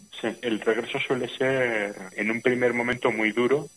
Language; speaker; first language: Spanish; native; Spanish